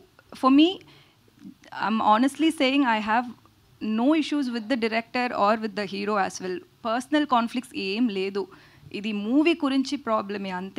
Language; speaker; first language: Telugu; non-native, learner; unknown